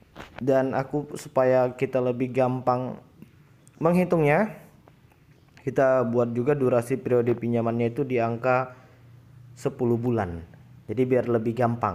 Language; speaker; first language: Indonesian; native; Indonesian